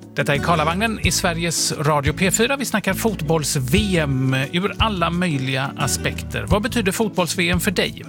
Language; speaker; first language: Swedish; native; Swedish